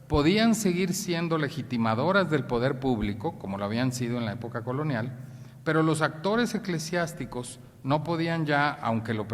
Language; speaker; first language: Spanish; native; Spanish